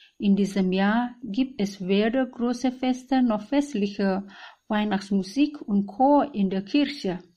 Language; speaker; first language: German; non-native, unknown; Indonesian